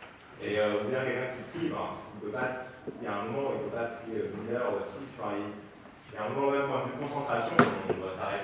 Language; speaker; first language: French; native; French